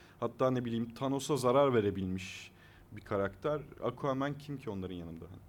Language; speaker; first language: Turkish; native; Turkish